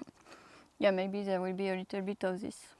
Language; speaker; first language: English; non-native, fluent; French